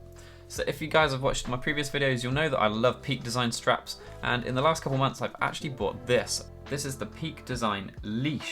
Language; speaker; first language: English; native; English